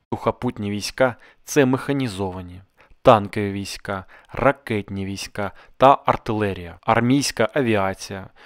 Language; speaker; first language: Ukrainian; non-native, local second language; Russian